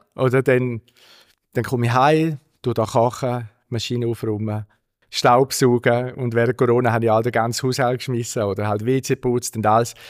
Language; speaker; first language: German; native; German